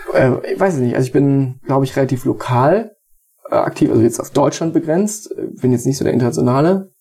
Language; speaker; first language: German; native; German